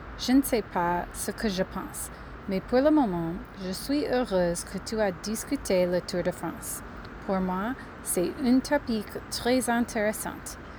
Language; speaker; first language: French; non-native, learner; English